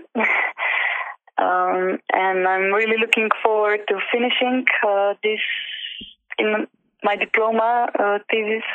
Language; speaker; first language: English; non-native, learner; Slovenian